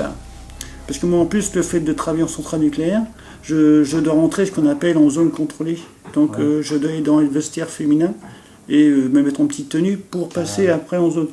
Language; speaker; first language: French; native; French